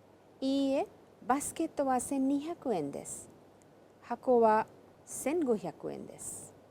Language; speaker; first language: Japanese; non-native, fluent; Hindi